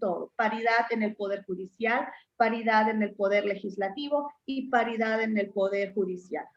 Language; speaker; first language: Spanish; native; Spanish